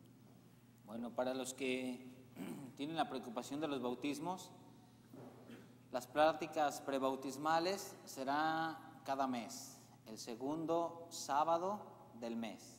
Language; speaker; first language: Spanish; native; Spanish